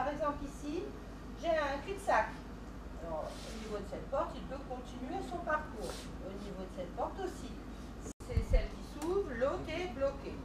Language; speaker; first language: French; native; French